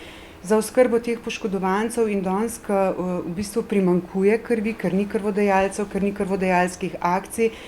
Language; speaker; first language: Slovenian; native; Slovenian